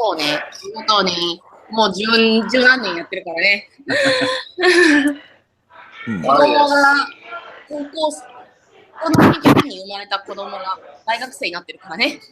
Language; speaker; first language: Japanese; native; Japanese